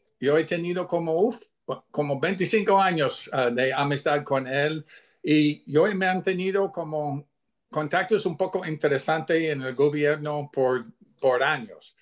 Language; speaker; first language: Spanish; non-native, fluent; English